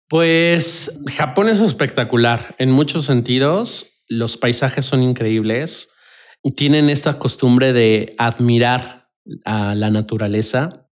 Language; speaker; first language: Spanish; native; Spanish